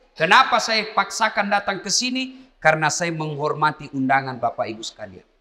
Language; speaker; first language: Indonesian; non-native, local second language; Buginese